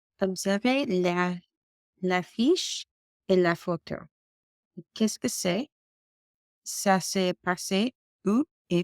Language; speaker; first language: French; non-native, learner; English